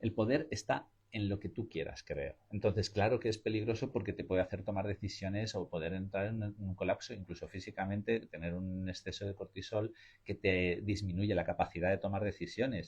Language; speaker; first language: Spanish; native; Spanish